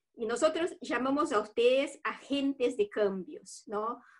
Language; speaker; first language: Spanish; native; Spanish